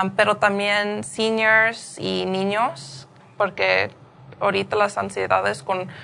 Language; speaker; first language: Spanish; early bilingual, heritage; Spanish